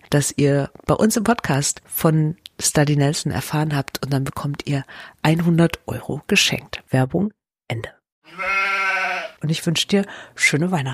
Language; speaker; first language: German; native; German